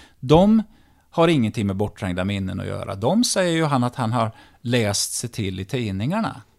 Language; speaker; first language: Swedish; native; Swedish